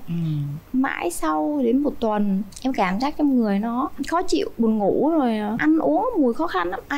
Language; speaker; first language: Vietnamese; native; Vietnamese